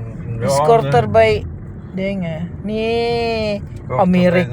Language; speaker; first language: Dutch; non-native, learner; Filipino